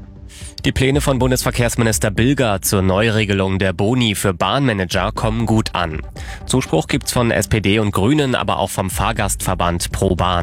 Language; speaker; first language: German; native; German